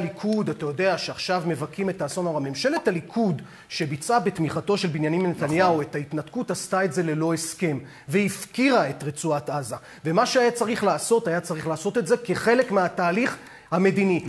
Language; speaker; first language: Hebrew; native; Hebrew